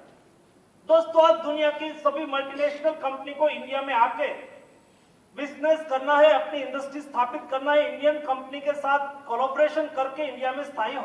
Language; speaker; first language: Hindi; non-native, local second language; Gujarati